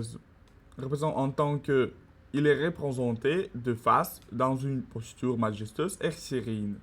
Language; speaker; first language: French; non-native, learner; Russian